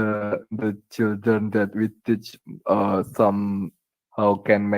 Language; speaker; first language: English; non-native, learner; Indonesian